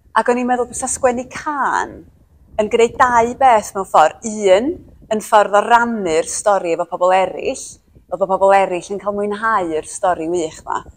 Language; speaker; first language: Welsh; native; Welsh